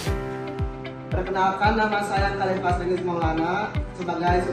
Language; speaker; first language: Indonesian; native; Indonesian